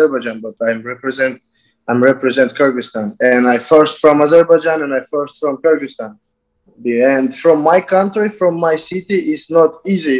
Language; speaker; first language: English; non-native, learner; Azerbaijani